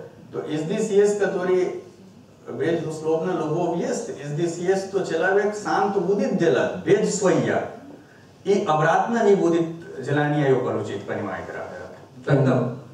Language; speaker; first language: Russian; non-native, learner; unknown